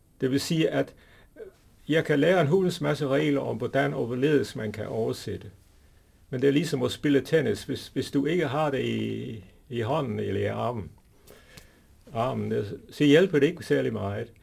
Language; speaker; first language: Danish; non-native, fluent; English